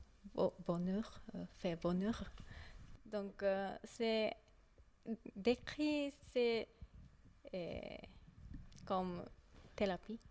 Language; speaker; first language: French; non-native, learner; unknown